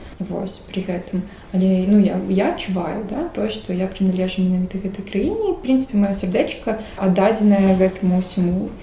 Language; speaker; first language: Belarusian; non-native, local second language; Russian